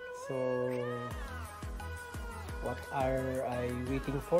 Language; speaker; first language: English; non-native, local second language; Filipino